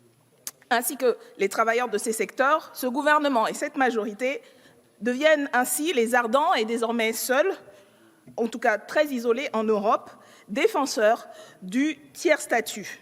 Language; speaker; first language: French; native; French